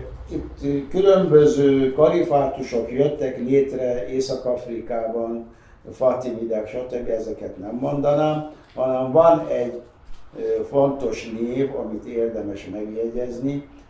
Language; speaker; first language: Hungarian; non-native, fluent; Arabic